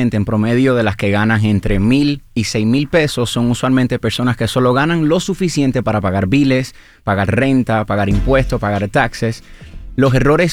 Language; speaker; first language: Spanish; native; Spanish